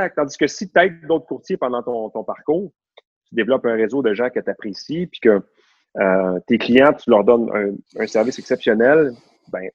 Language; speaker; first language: French; native; French